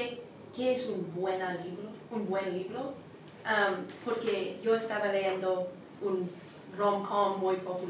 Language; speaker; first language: Spanish; non-native, learner; English